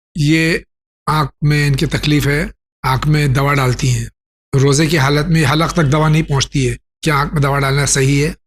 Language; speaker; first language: Urdu; native; Urdu